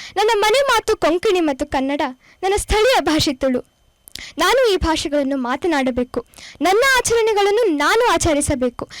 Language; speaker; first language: Kannada; non-native, local second language; Konkani